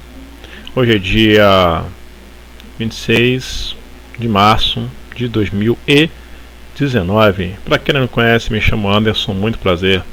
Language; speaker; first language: Portuguese; native; Portuguese